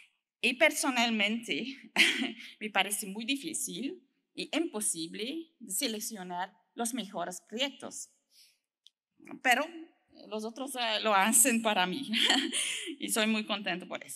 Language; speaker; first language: Spanish; non-native, learner; French